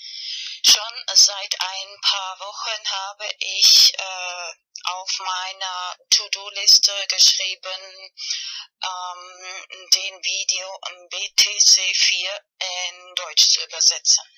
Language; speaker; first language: German; non-native, fluent; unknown